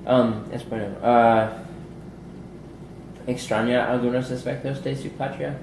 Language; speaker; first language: Spanish; non-native, learner; English